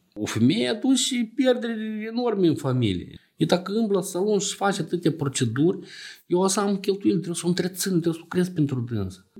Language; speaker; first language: Romanian; native; Romanian